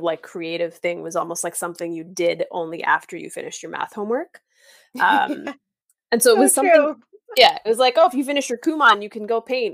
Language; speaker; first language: English; native; English